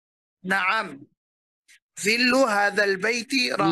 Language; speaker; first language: Arabic; non-native, learner; Bangla